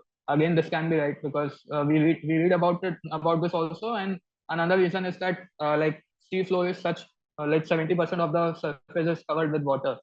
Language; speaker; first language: English; non-native, local second language; Hindi